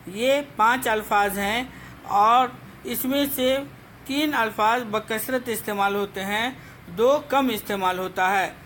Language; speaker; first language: Urdu; native; Urdu